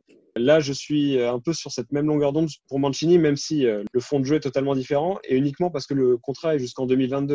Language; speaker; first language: French; native; French